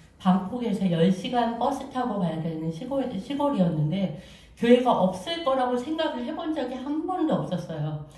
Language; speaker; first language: Korean; native; Korean